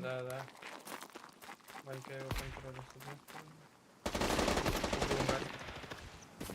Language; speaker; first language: Russian; native; Russian